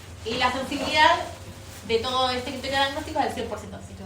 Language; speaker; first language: Spanish; native; Spanish